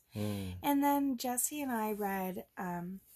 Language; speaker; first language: English; native; English